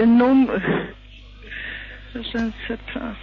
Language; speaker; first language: French; non-native, learner; Polish